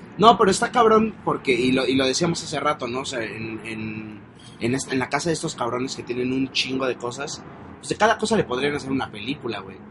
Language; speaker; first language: Spanish; native; Spanish